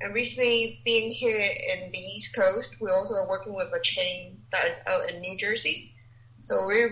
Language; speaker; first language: English; non-native, local second language; Cantonese